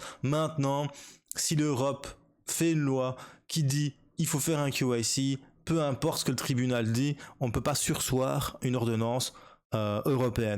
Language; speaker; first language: French; native; French